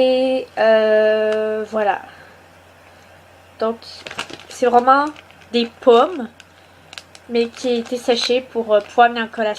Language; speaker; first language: French; native; French